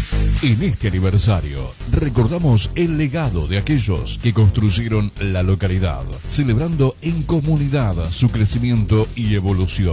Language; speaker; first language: Spanish; native; Spanish